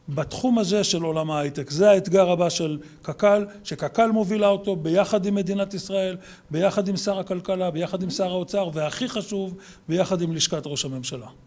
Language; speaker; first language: Hebrew; native; Hebrew